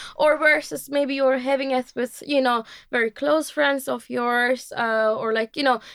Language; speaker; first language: English; non-native, fluent; Turkish